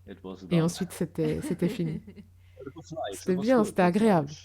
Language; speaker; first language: French; non-native, fluent; German